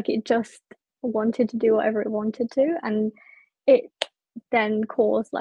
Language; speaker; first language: English; native; English